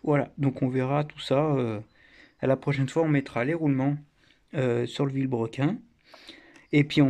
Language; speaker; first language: French; native; French